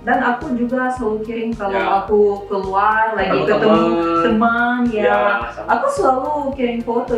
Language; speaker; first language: Indonesian; non-native, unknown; Russian